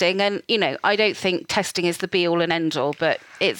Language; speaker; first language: English; native; English